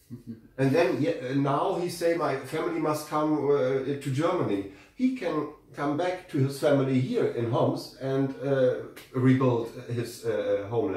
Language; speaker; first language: English; non-native, learner; German